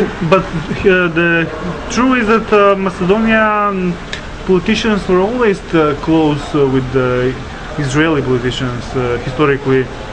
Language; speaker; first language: English; non-native, learner; Macedonian